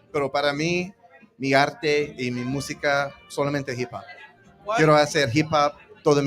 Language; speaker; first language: Spanish; early bilingual, heritage; English